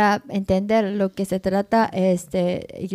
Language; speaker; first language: Spanish; non-native, learner; Japanese